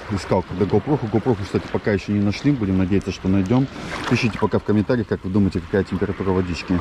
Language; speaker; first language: Russian; native; Russian